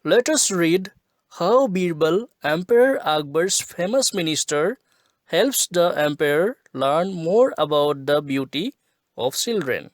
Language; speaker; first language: English; non-native, local second language; Assamese